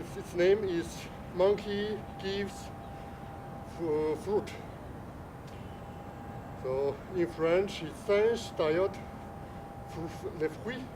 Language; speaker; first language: English; non-native, fluent; Chinese